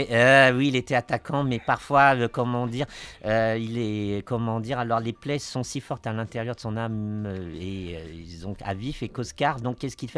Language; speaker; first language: French; native; French